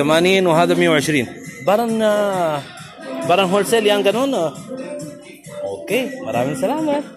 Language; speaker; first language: Filipino; non-native, learner; Arabic